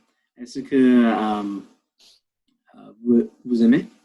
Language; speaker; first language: French; non-native, learner; English